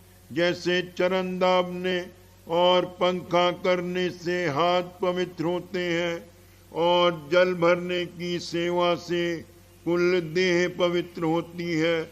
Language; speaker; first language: Hindi; native; Hindi